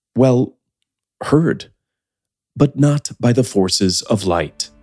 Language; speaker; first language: English; native; English